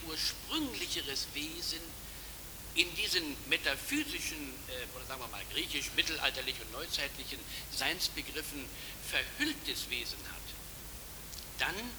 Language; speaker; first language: German; native; German